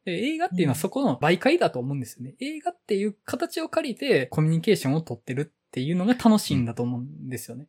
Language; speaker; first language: Japanese; native; Japanese